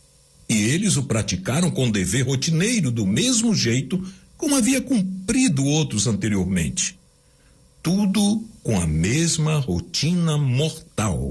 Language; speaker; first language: Portuguese; native; Portuguese